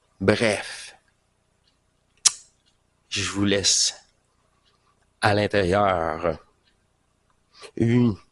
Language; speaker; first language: French; native; French